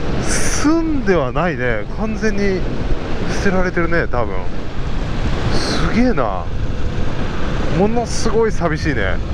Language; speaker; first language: Japanese; native; Japanese